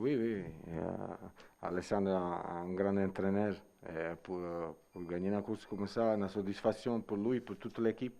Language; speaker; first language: French; non-native, learner; Italian